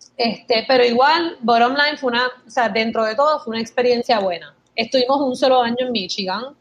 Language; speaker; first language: Spanish; native; Spanish